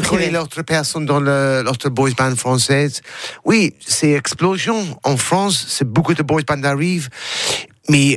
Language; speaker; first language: French; non-native, learner; English